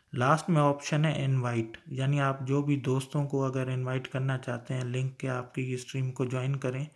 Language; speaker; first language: Urdu; non-native, local second language; Sindhi